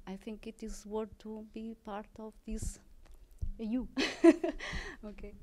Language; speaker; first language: English; non-native, learner; Portuguese